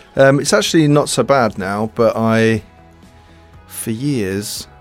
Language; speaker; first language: English; native; English